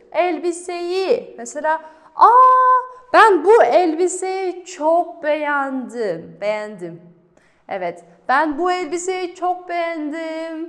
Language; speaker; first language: Turkish; non-native, fluent; Kazakh